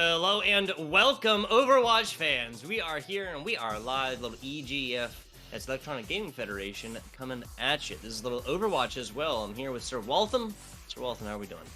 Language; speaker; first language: English; native; English